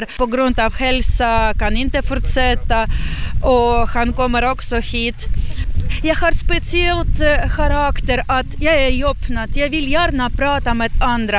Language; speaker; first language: Swedish; non-native, learner; Ukrainian